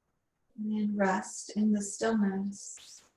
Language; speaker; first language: English; native; English